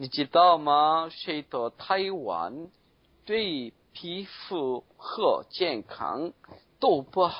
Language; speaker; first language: Chinese; non-native, learner; Korean